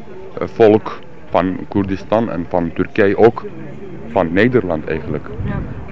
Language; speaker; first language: Dutch; non-native, learner; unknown